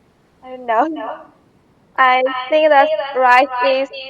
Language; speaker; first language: English; non-native, learner; Vietnamese